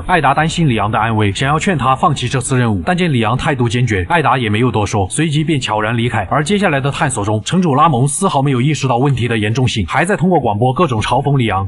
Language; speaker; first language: Chinese; native; Chinese